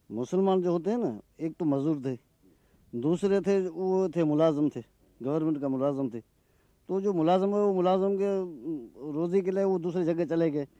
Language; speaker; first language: Urdu; non-native, local second language; Sindhi